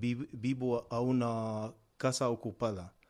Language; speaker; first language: Spanish; non-native, learner; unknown